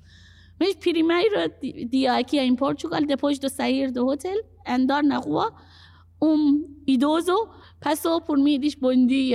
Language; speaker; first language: Portuguese; non-native, fluent; Persian